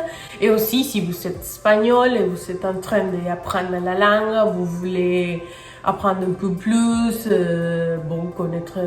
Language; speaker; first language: French; non-native, fluent; Spanish